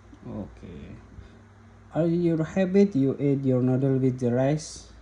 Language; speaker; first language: English; non-native, learner; Indonesian